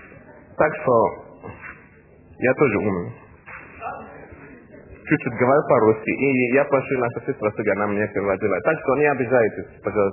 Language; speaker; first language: Russian; non-native, learner; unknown